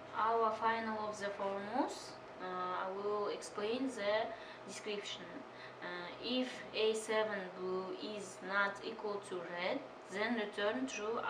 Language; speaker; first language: English; non-native, learner; Kazakh